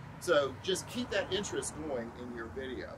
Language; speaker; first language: English; native; English